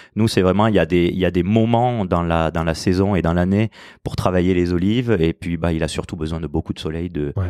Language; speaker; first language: French; native; French